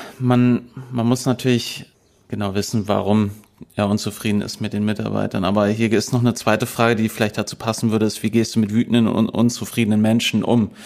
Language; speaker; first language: German; native; German